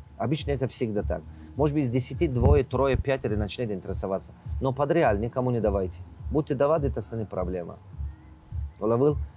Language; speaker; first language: Russian; non-native, local second language; Tajik